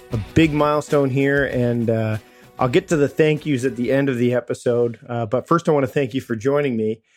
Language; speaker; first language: English; native; English